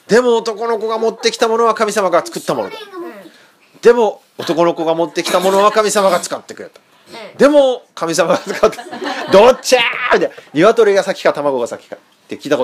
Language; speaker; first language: Japanese; native; Japanese